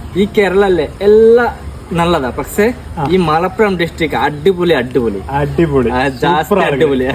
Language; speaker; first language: Malayalam; non-native, learner; Bangla